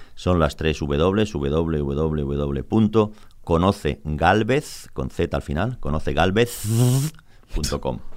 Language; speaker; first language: Spanish; native; Spanish